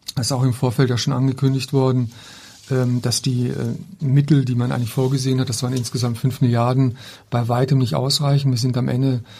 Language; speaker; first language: German; native; German